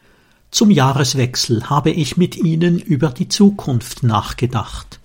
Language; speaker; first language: German; native; German